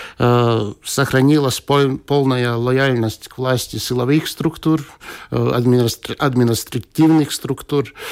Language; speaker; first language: Russian; non-native, local second language; Latvian